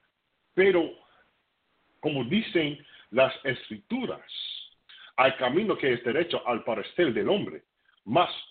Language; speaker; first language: Spanish; non-native, fluent; English